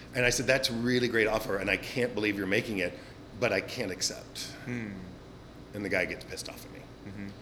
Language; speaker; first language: English; native; English